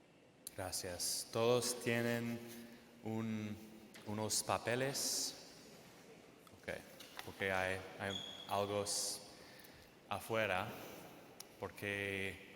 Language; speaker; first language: Spanish; non-native, fluent; English